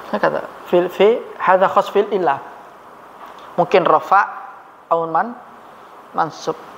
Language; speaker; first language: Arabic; non-native, fluent; Indonesian